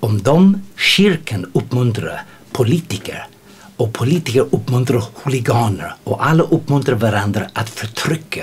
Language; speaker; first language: Swedish; non-native, fluent; English